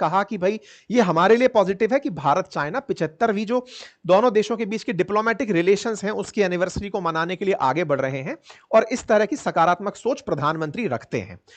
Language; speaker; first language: Hindi; native; Hindi